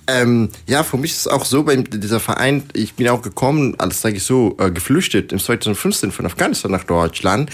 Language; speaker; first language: German; non-native, learner; Persian